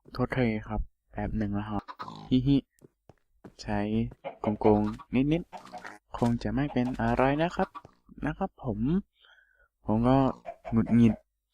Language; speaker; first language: Thai; native; Thai